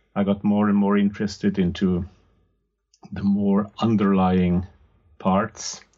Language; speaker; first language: English; non-native, fluent; German